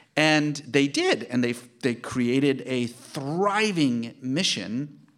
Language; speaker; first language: English; early bilingual, other home language; Persian